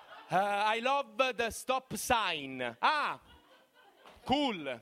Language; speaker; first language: English; non-native, fluent; Italian